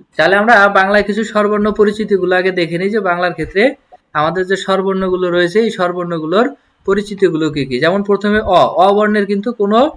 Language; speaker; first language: Bangla; native; Bangla